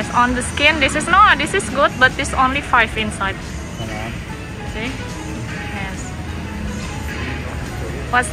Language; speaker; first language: English; non-native, learner; Indonesian